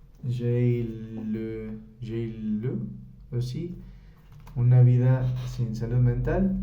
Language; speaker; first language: French; non-native, learner; Spanish